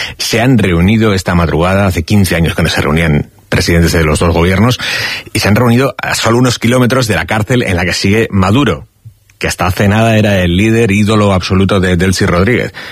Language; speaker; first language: Spanish; native; Spanish